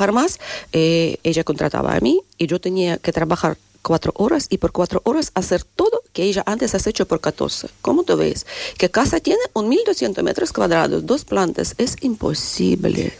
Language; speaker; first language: Spanish; non-native, fluent; Russian